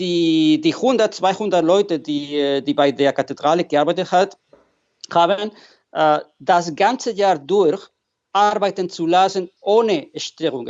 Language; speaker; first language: German; non-native, fluent; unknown